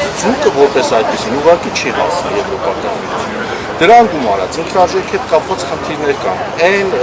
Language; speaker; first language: Armenian; native; Armenian